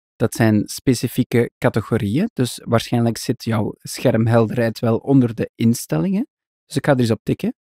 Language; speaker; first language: Dutch; native; Dutch